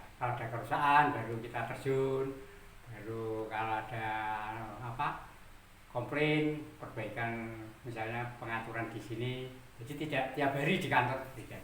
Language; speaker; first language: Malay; non-native, local second language; Javanese